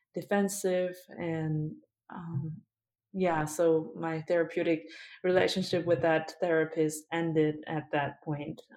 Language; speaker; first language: English; early bilingual, other home language; Korean